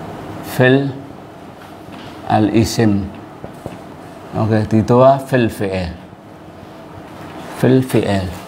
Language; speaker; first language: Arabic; non-native, fluent; Western Cham